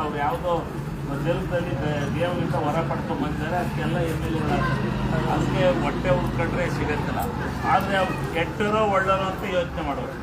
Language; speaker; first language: Kannada; native; Kannada